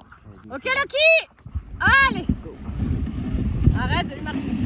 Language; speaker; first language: French; native; French